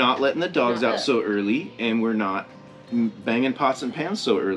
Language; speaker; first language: English; native; English